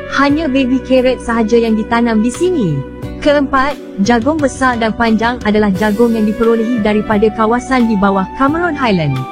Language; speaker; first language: Malay; native; Malay